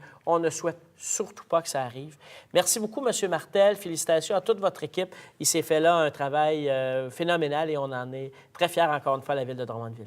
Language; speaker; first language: French; native; French